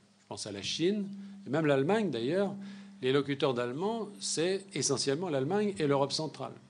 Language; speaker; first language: French; native; French